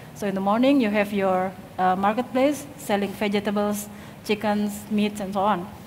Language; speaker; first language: English; non-native, fluent; Indonesian